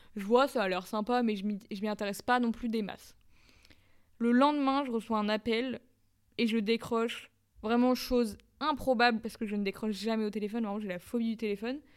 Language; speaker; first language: French; native; French